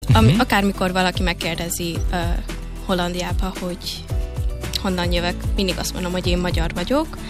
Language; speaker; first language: Hungarian; early bilingual, heritage; Hungarian